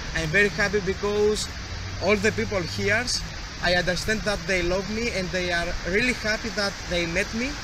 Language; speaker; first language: English; non-native, learner; Greek